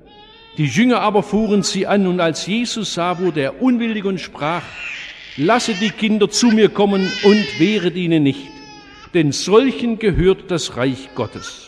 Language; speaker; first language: German; native; German